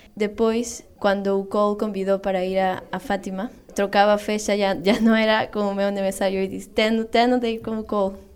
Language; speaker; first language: Portuguese; non-native, learner; Spanish